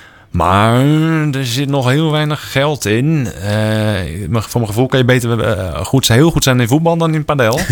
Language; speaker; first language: Dutch; native; Dutch